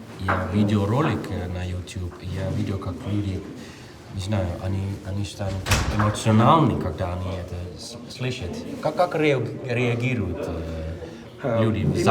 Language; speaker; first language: Russian; non-native, fluent; Dutch